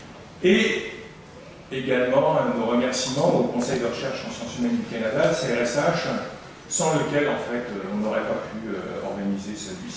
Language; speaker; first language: French; native; French